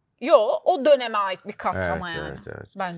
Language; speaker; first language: Turkish; native; Turkish